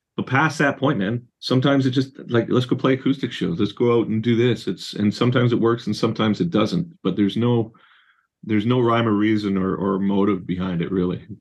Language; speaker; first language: English; native; English